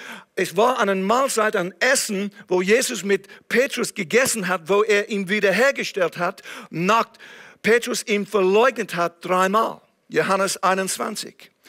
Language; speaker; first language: German; non-native, fluent; English